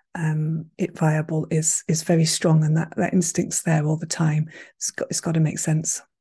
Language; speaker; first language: English; native; English